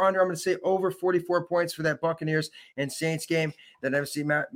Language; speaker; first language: English; native; English